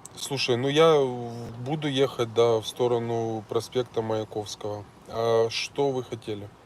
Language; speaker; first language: Russian; native; Russian